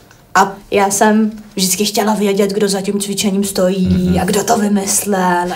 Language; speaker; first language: Czech; native; Czech